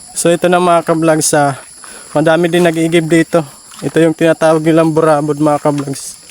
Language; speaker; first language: Filipino; non-native, local second language; Waray